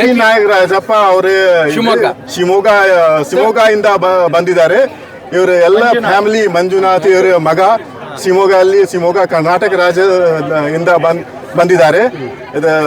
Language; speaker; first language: Kannada; non-native, learner; Hindi